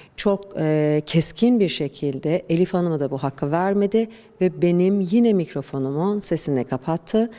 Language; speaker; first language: Turkish; non-native, fluent; Persian